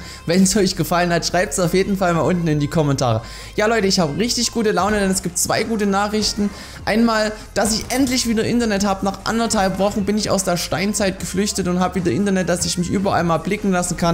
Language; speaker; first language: German; native; German